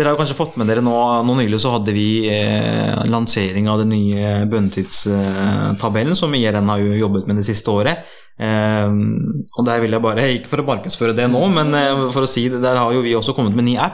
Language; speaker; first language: Norwegian; early bilingual, other home language; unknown